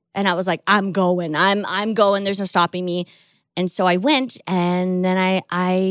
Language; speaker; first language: English; native; English